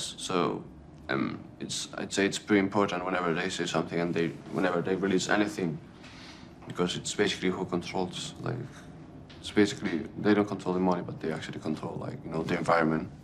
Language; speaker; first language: English; early bilingual, heritage; English